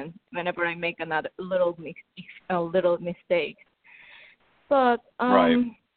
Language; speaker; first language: English; non-native, fluent; Korean